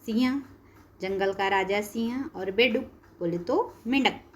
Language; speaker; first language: Hindi; non-native, local second language; Marathi